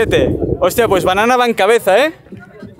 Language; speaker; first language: Spanish; native; Spanish